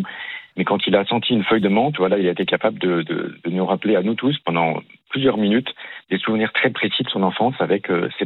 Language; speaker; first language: French; native; French